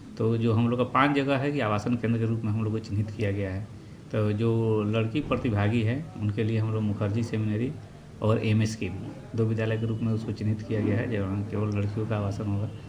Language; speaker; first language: Hindi; native; Hindi